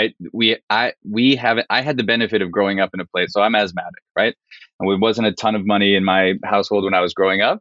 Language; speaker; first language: English; native; English